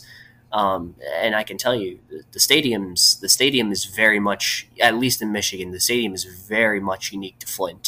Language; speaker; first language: English; native; English